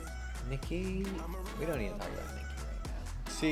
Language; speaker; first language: English; native; English